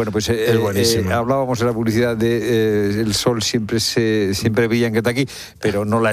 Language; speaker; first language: Spanish; native; Spanish